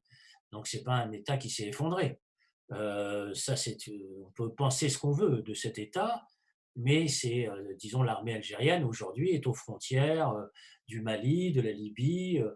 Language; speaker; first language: French; native; French